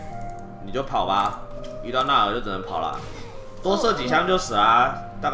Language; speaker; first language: Chinese; native; Chinese